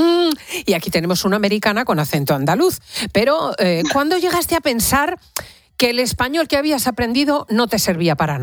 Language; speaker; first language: Spanish; native; Spanish